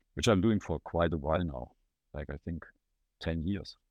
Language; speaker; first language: English; non-native, fluent; German